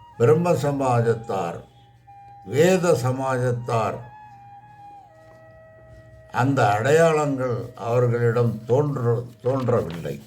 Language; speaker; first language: Tamil; native; Tamil